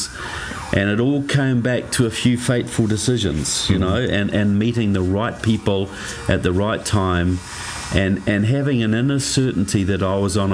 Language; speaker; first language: English; native; English